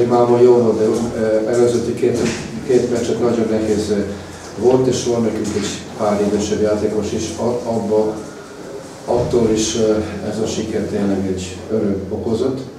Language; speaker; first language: Hungarian; non-native, fluent; Serbian